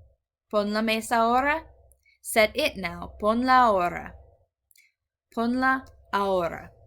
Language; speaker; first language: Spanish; non-native, fluent; English